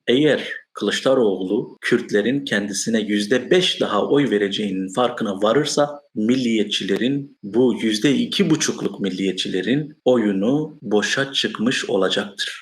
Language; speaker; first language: Turkish; non-native, local second language; Kurdish